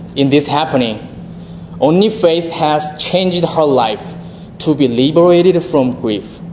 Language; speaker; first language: English; non-native, fluent; Korean